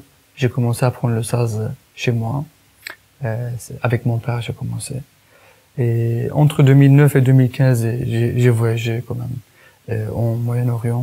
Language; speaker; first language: French; non-native, fluent; Kurdish